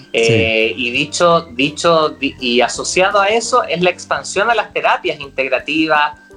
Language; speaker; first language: Spanish; native; Spanish